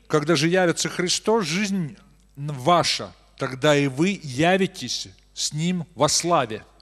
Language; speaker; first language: Russian; native; Russian